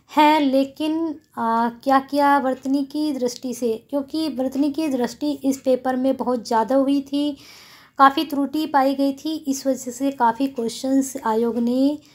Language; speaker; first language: Hindi; native; Hindi